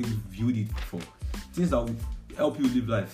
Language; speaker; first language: English; non-native, local second language; Yoruba